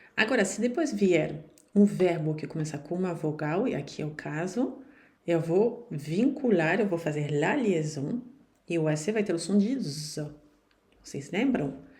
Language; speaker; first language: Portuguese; non-native, fluent; French